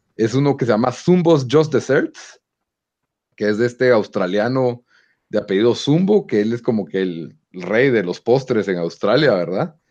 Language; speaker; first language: Spanish; native; Spanish